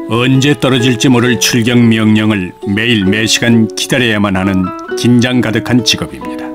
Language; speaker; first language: Korean; native; Korean